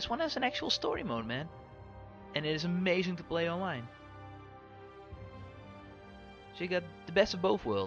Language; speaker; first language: English; non-native, fluent; Dutch